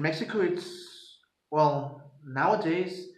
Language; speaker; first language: English; non-native, fluent; Spanish